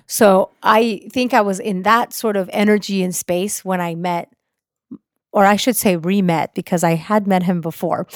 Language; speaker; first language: English; early bilingual, other home language; Spanish